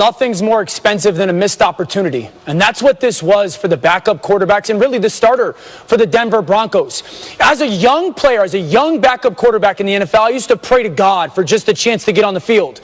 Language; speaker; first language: English; native; English